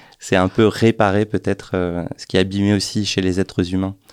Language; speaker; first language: French; native; French